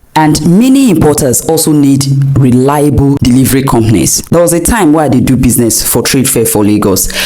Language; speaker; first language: Nigerian Pidgin; non-native, local second language; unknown